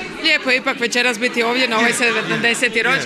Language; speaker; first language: Croatian; native; Croatian